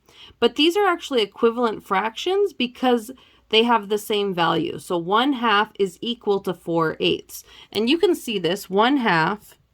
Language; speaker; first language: English; native; English